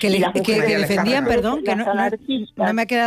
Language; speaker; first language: Spanish; native; Spanish